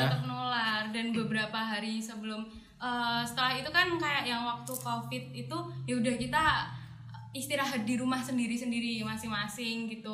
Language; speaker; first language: Indonesian; native; Indonesian